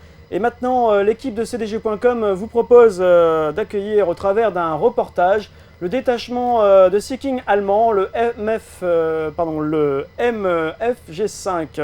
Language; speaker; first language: French; native; French